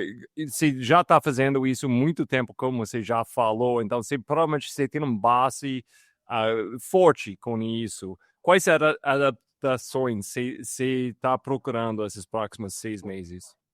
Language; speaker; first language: Portuguese; non-native, fluent; English